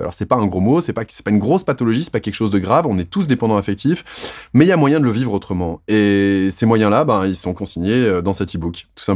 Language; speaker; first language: French; native; French